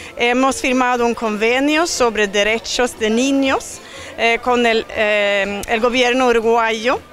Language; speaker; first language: Spanish; non-native, fluent; Swedish